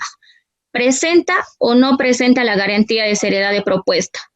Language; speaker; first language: Spanish; native; Spanish